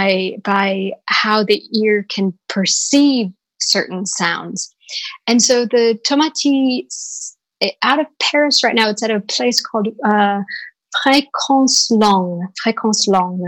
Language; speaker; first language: English; native; English